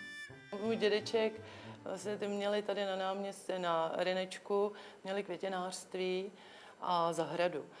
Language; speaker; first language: Czech; native; Czech